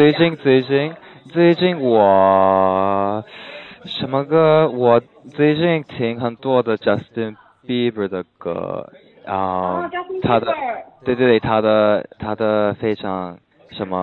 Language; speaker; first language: Chinese; non-native, learner; English